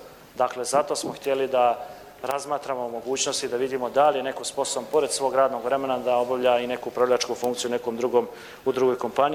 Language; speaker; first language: Croatian; native; Croatian